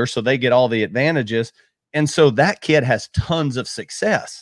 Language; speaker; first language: English; native; English